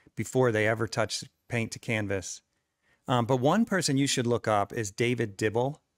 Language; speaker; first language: English; native; English